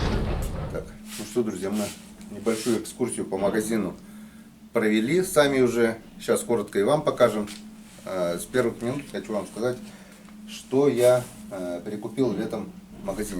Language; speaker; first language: Russian; native; Russian